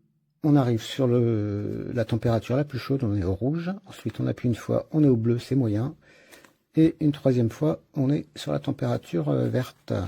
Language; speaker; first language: French; native; French